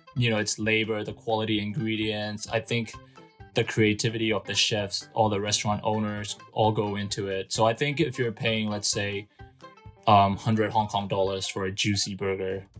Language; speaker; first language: English; non-native, fluent; Burmese